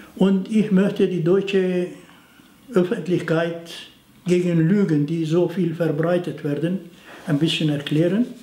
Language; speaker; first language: German; non-native, fluent; Turoyo